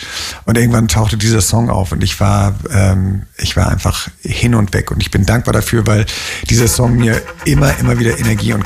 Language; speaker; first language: German; native; German